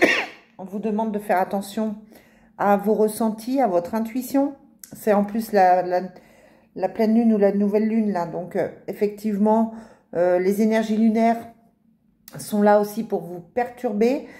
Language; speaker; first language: French; native; French